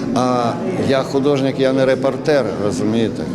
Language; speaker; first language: Ukrainian; native; Ukrainian